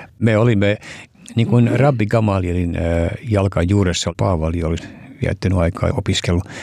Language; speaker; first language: Finnish; early bilingual, heritage; Finnish